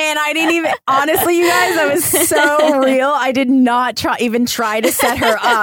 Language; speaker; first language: English; native; English